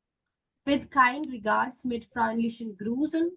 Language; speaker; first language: German; non-native, learner; Malayalam